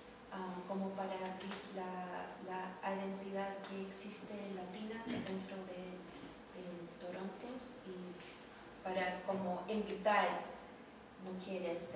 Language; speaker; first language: Spanish; early bilingual, heritage; Spanish